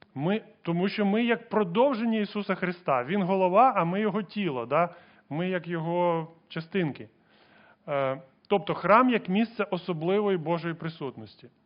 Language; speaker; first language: Ukrainian; non-native, local second language; Russian